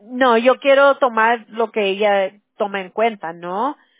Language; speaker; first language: Spanish; early bilingual, heritage; Spanish